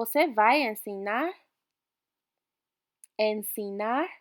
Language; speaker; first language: Portuguese; non-native, fluent; English